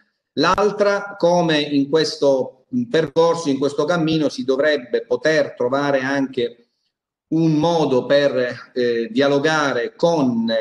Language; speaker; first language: Italian; native; Italian